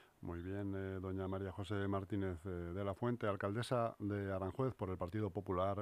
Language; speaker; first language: Spanish; native; Spanish